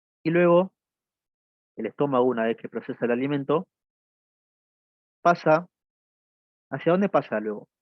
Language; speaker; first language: Spanish; native; Spanish